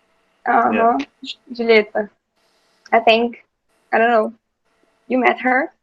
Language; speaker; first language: English; non-native, learner; Portuguese